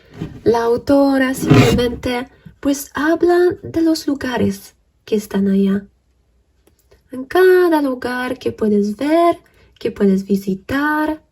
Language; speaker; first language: Spanish; non-native, fluent; Polish